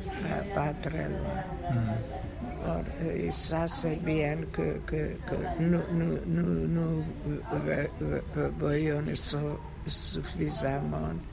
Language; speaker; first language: French; non-native, fluent; Hungarian